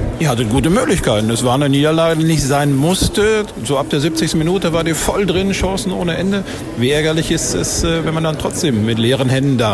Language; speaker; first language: German; native; German